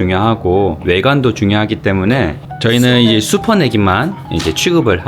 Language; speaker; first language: Korean; native; Korean